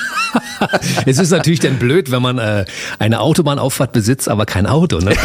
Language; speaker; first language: German; native; German